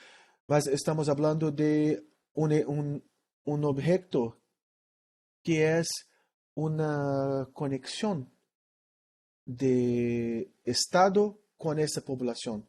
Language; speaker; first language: Spanish; non-native, learner; Portuguese